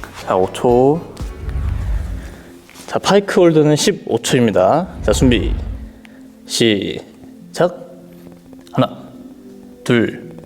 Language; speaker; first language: Korean; native; Korean